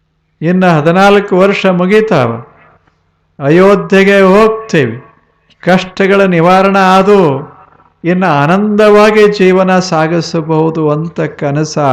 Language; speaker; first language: Kannada; native; Kannada